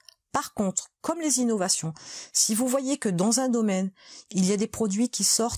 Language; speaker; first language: French; native; French